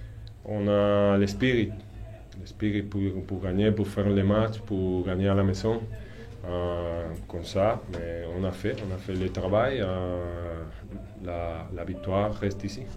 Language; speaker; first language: French; non-native, learner; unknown